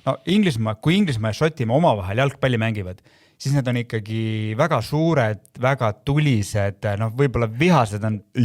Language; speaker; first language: Estonian; native; Estonian